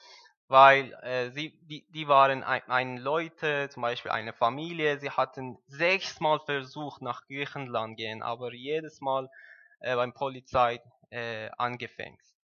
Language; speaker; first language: German; non-native, learner; Persian